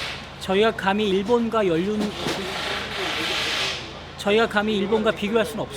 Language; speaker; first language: Korean; native; Korean